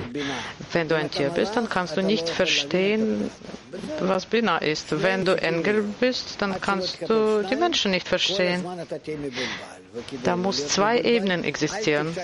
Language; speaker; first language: German; non-native, fluent; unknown